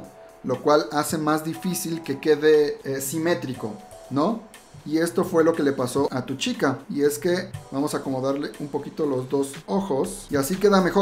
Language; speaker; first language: Spanish; native; Spanish